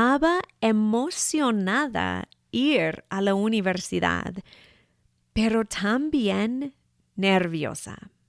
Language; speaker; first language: Spanish; non-native, fluent; English